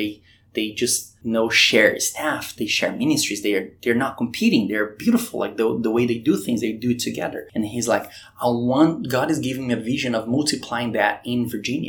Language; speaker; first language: English; non-native, fluent; Portuguese